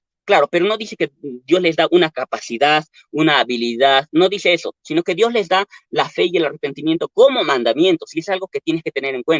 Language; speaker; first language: Spanish; native; Spanish